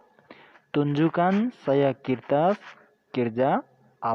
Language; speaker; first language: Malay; non-native, learner; Nepali